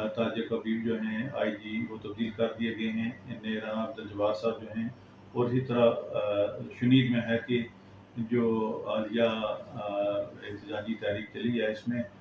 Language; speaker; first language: Urdu; non-native, local second language; Pahari-Potwari